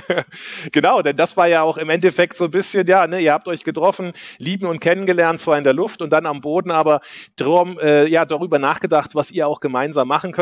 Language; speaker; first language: German; native; German